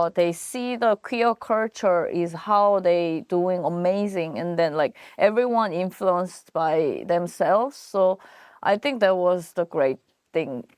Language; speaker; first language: English; non-native, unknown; Korean